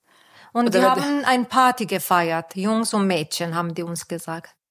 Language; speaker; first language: German; non-native, fluent; Persian